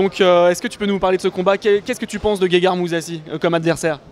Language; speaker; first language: French; native; French